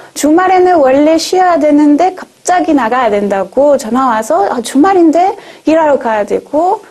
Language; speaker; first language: Korean; non-native, fluent; French